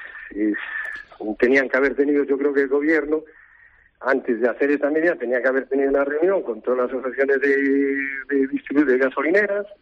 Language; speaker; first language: Spanish; native; Spanish